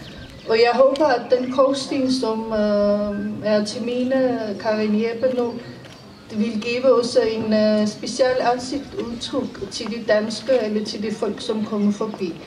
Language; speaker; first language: Danish; non-native, fluent; Armenian